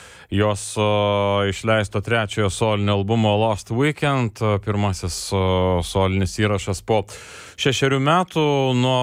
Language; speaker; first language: Lithuanian; native; Lithuanian